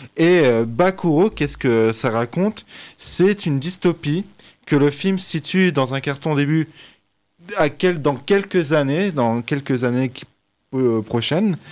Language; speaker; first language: French; native; French